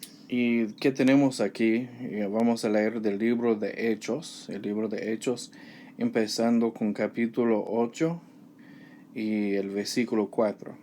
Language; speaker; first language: Spanish; non-native, learner; English